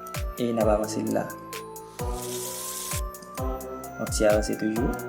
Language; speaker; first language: French; non-native, learner; Haitian Creole